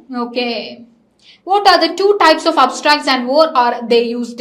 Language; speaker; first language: English; non-native, local second language; Malayalam